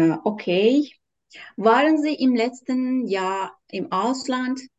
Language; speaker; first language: German; non-native, learner; Turkish